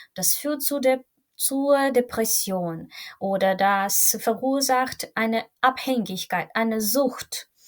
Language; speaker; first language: German; non-native, fluent; Ukrainian